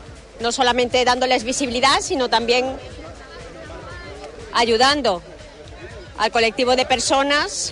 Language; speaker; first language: Spanish; native; Spanish